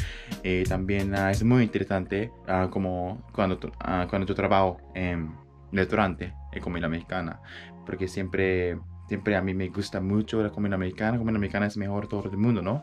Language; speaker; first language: Spanish; non-native, learner; Japanese